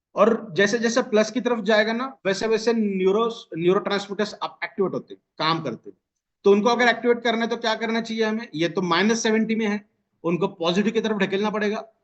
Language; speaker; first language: Hindi; non-native, local second language; Marathi